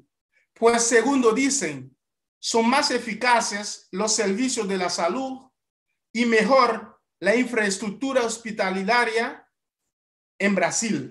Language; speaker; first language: Spanish; non-native, fluent; Haitian Creole